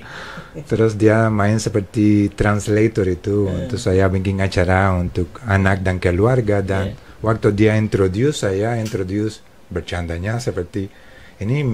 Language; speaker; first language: Indonesian; non-native, fluent; Spanish